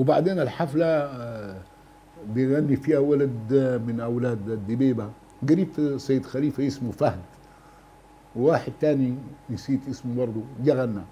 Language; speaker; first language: Arabic; native; Arabic